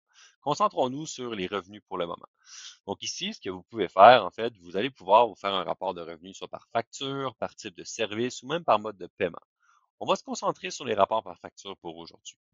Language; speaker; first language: French; native; French